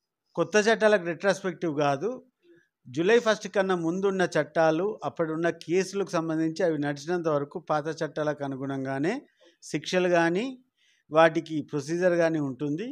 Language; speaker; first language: Telugu; native; Telugu